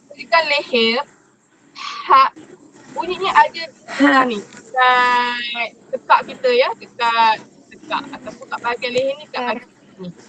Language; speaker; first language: Malay; native; Malay